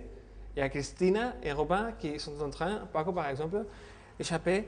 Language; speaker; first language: French; non-native, fluent; Spanish